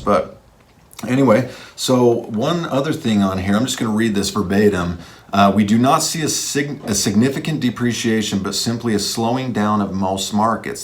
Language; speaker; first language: English; native; English